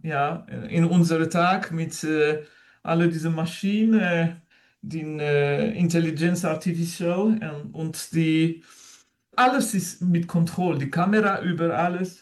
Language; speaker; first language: German; non-native, learner; French